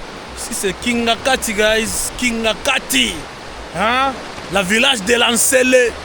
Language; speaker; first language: French; non-native, local second language; Swahili